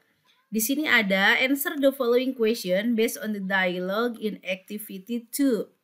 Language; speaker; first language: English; non-native, fluent; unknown